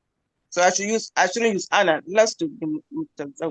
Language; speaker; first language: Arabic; non-native, learner; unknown